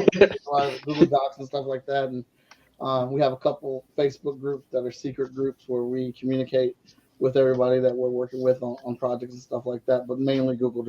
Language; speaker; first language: English; native; English